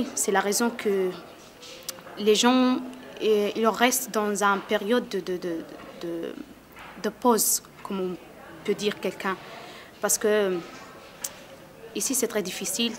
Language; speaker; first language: French; non-native, learner; Arabic